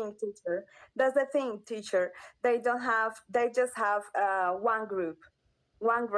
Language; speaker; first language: English; non-native, learner; Spanish